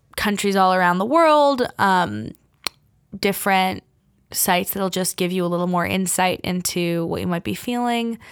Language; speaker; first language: English; native; English